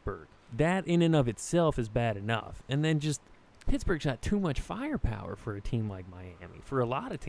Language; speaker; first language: English; native; English